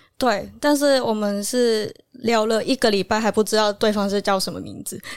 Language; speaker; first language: Chinese; non-native, local second language; Cantonese